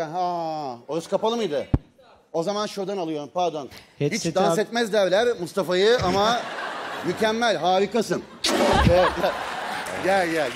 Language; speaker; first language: Turkish; native; Turkish